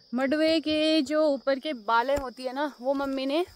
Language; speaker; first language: Hindi; native; Hindi